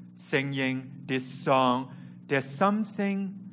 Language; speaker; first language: English; non-native, local second language; Cantonese